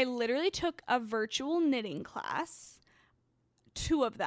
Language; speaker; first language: English; native; English